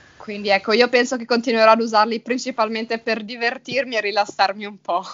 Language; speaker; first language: Italian; native; Italian